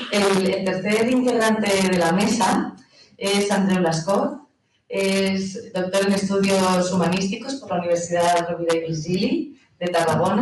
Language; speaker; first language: Spanish; native; Spanish